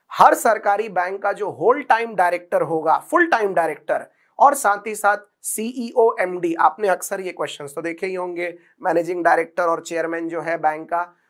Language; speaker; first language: Hindi; non-native, local second language; Marathi